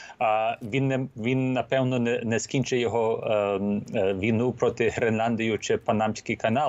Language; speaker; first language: Ukrainian; early bilingual, heritage; Ukrainian